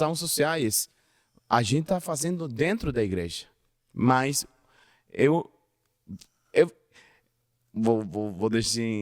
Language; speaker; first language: Portuguese; non-native, learner; Spanish